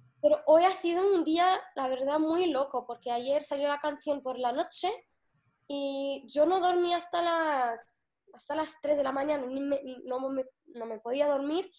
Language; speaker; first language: Spanish; non-native, fluent; Arabic